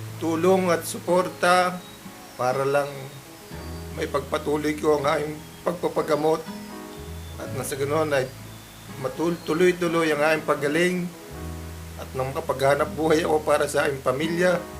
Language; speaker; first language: Filipino; native; Filipino